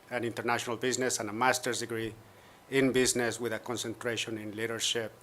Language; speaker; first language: English; non-native, fluent; Spanish